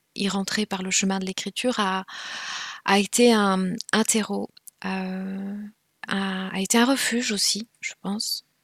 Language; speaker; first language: French; non-native, local second language; Kinyarwanda